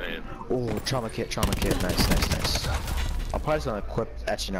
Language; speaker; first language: English; native; English